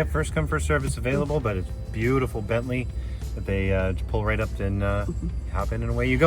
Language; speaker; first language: English; native; English